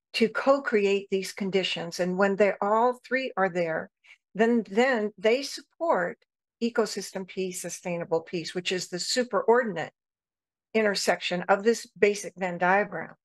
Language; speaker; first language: English; native; English